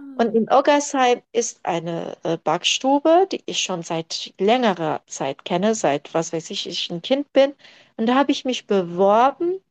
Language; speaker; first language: German; early bilingual, other home language; Turkish